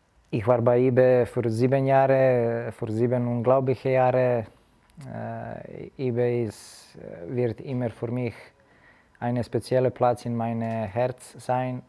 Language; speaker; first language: German; non-native, learner; Serbian